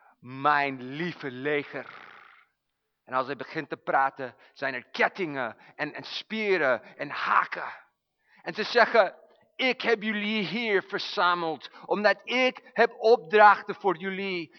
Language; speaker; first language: Dutch; non-native, fluent; English